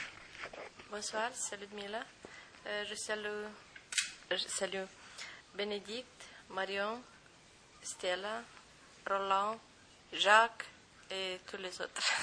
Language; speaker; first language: French; non-native, fluent; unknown